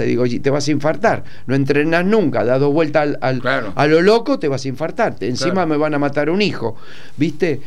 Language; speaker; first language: Spanish; native; Spanish